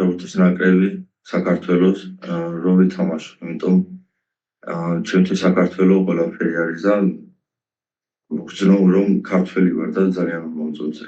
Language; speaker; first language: Georgian; early bilingual, heritage; Georgian